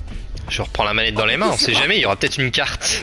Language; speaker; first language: French; native; French